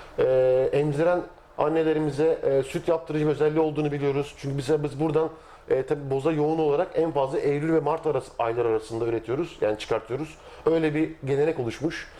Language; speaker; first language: Turkish; native; Turkish